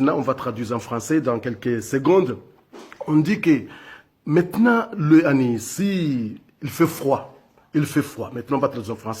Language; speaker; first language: French; non-native, local second language; Comorian